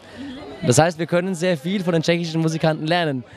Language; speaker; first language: German; native; German